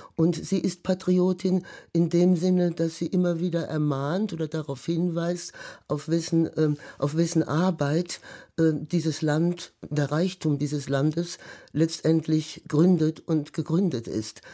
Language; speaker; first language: German; native; German